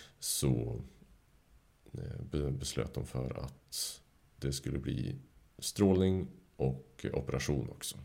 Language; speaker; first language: Swedish; native; Swedish